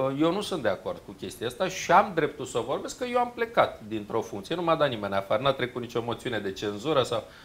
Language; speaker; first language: Romanian; native; Romanian